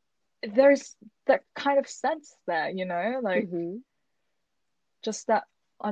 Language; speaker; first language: English; early bilingual, other home language; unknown